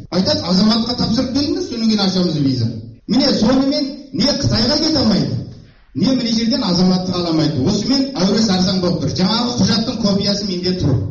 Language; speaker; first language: Kazakh; early bilingual, heritage; Kazakh